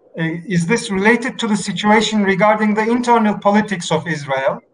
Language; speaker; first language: English; non-native, fluent; Turkish